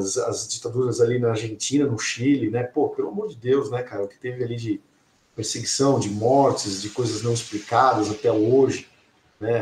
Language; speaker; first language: Portuguese; native; Portuguese